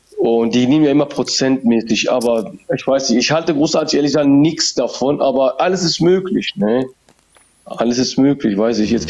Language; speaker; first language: German; early bilingual, other home language; Turoyo